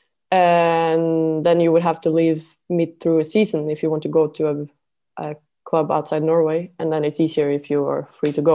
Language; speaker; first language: English; non-native, fluent; Norwegian